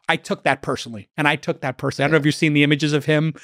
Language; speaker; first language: English; native; English